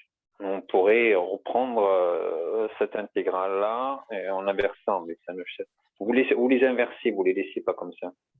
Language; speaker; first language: French; native; French